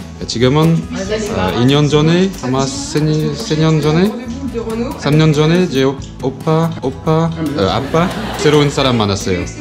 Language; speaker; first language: Korean; non-native, learner; French